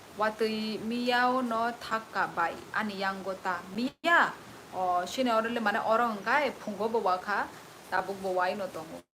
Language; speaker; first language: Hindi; non-native, local second language; Kok Borok